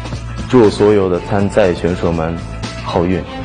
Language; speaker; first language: Chinese; non-native, fluent; Kyrgyz